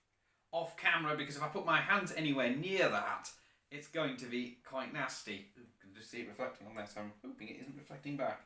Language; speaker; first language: English; native; English